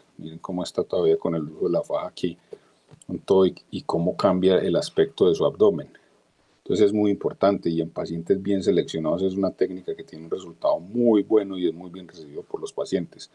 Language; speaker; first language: Spanish; native; Spanish